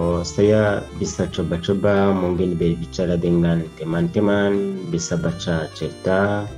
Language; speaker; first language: Indonesian; non-native, learner; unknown